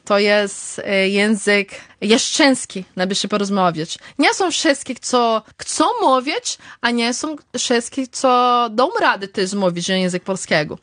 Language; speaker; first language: Polish; early bilingual, heritage; Portuguese